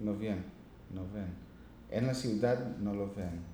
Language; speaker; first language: Spanish; non-native, learner; English